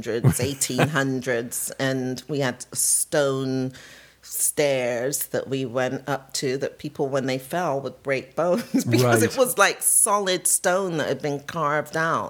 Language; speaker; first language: English; native; English